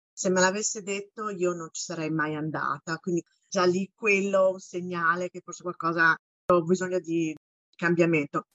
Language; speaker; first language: Italian; native; Italian